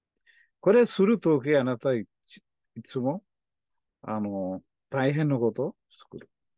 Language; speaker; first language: Japanese; non-native, learner; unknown